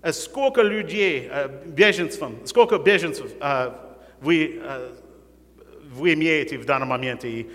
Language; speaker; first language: Russian; non-native, fluent; English